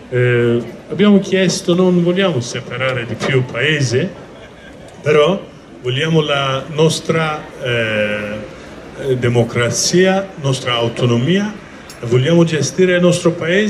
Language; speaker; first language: Italian; non-native, learner; Kurdish